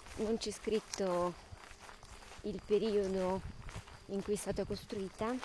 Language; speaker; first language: Italian; non-native, fluent; Russian